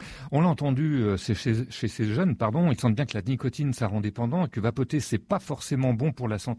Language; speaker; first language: French; native; French